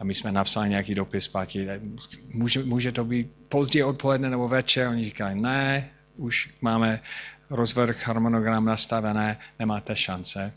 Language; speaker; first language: Czech; non-native, fluent; English